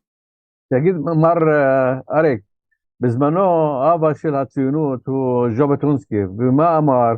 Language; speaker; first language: Hebrew; non-native, local second language; Arabic